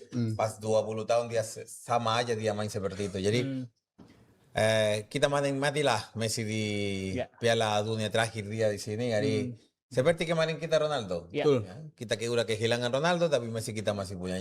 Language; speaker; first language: Indonesian; non-native, fluent; Spanish